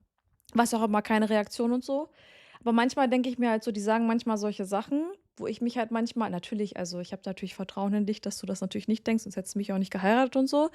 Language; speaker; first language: German; native; German